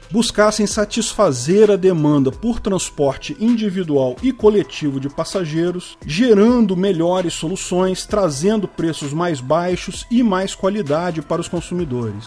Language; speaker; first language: Portuguese; native; Portuguese